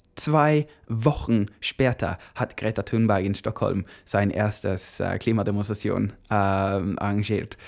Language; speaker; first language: German; non-native, learner; Norwegian